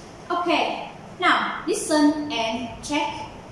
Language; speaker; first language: English; non-native, fluent; Vietnamese